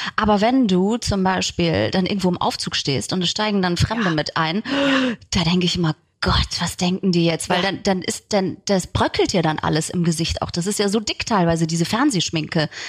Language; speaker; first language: German; early bilingual, other home language; Turkish